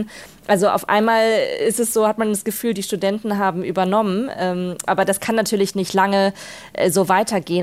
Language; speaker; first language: German; native; German